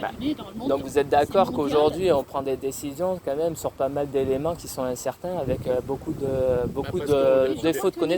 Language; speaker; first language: French; native; French